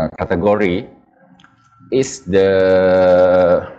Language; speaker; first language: English; non-native, fluent; Indonesian